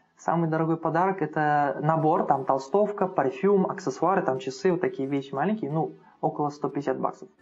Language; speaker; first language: Russian; non-native, local second language; Uzbek